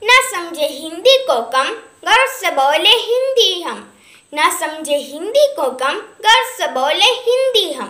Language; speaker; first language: Hindi; non-native, local second language; Malayalam